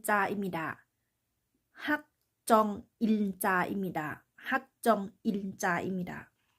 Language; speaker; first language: Korean; non-native, learner; Thai